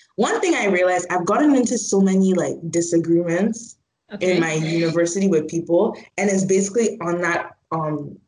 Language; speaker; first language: English; non-native, local second language; Igbo